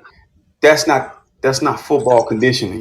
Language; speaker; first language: English; native; English